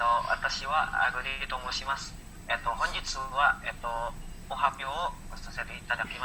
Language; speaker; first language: Japanese; non-native, learner; Indonesian